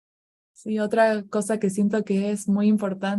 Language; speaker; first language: Spanish; native; Spanish